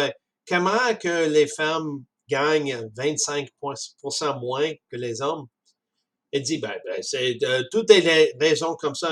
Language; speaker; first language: French; non-native, fluent; English